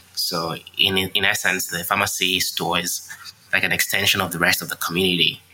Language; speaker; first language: English; non-native, local second language; Yoruba